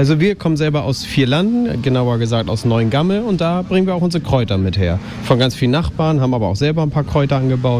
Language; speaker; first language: German; native; German